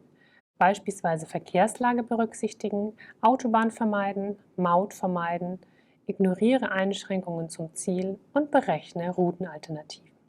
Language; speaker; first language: German; native; German